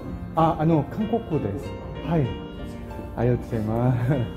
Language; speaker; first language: Japanese; non-native, learner; Korean